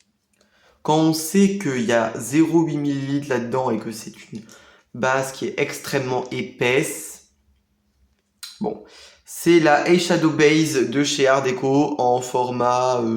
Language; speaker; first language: French; native; French